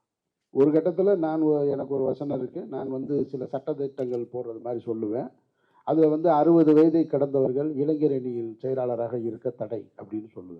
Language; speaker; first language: Tamil; native; Tamil